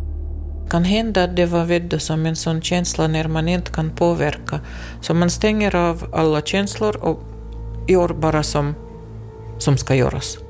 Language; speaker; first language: Swedish; non-native, fluent; Russian